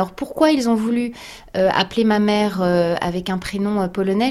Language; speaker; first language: French; native; French